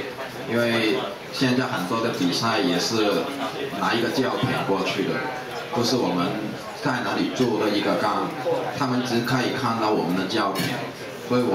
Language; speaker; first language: Chinese; non-native, local second language; Cantonese